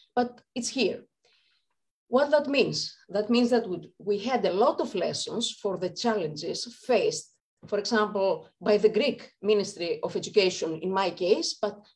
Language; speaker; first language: English; non-native, fluent; Greek